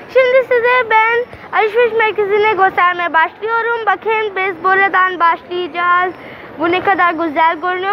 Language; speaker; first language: Turkish; non-native, learner; Urdu